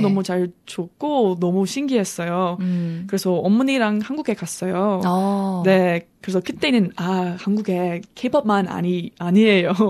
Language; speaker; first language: Korean; non-native, learner; English